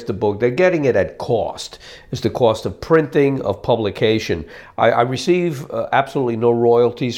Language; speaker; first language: English; native; English